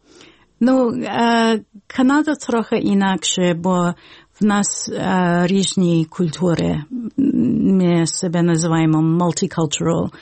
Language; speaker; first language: Ukrainian; early bilingual, heritage; Ukrainian